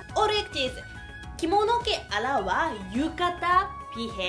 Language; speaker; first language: Hindi; non-native, fluent; Japanese